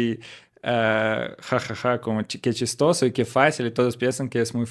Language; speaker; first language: Spanish; non-native, learner; Russian